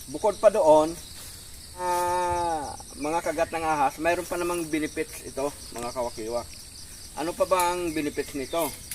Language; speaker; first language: Filipino; non-native, local second language; Hiligaynon